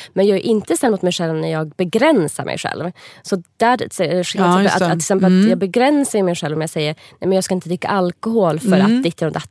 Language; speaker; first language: Swedish; native; Swedish